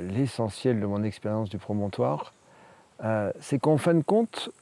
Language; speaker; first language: French; native; French